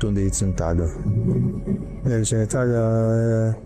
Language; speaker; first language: Italian; non-native, learner; Portuguese